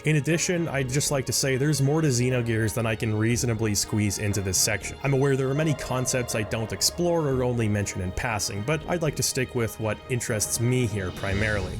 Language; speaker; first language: English; native; English